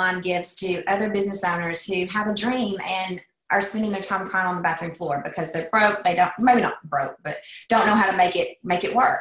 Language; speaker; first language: English; native; English